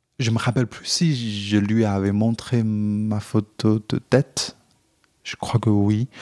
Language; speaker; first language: French; non-native, fluent; Chinese